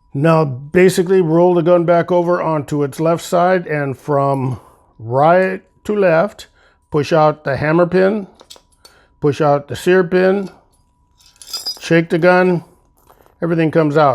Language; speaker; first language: English; native; English